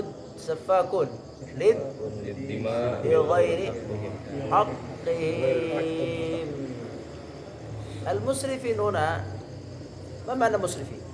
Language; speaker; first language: Arabic; non-native, fluent; Indonesian